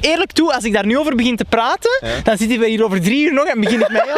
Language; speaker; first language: Dutch; native; Dutch